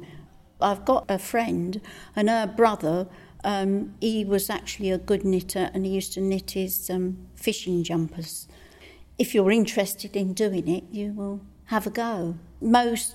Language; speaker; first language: English; native; English